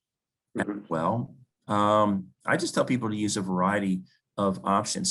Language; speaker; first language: English; native; English